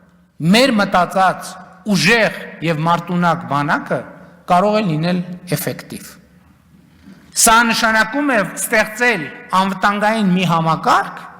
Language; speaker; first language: Armenian; native; Armenian